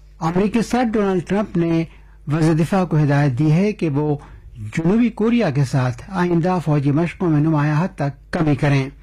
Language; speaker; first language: Urdu; native; Urdu